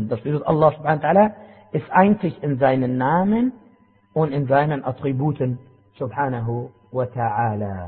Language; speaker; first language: German; non-native, fluent; Arabic